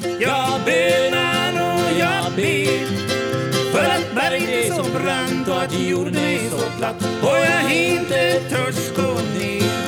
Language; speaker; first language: Swedish; native; Swedish